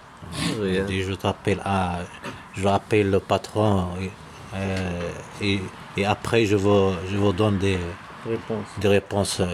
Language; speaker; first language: French; non-native, learner; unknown